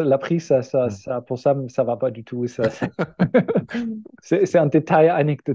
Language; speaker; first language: French; non-native, fluent; German